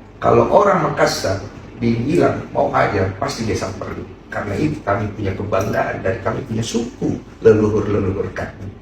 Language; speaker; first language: Indonesian; native; Indonesian